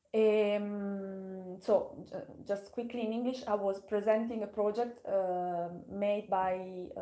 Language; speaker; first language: English; non-native, fluent; Italian